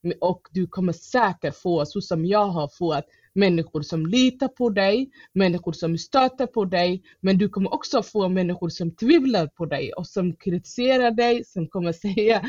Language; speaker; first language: Swedish; non-native, fluent; Somali